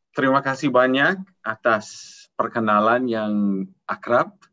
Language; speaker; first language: Indonesian; non-native, fluent; English